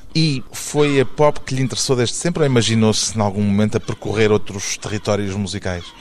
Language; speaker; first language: Portuguese; native; Portuguese